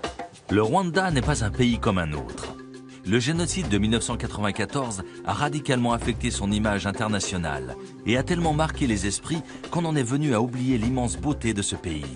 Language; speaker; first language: French; native; French